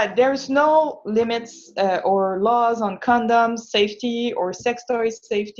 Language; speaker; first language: English; non-native, fluent; French